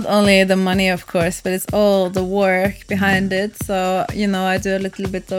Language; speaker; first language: English; non-native, fluent; Norwegian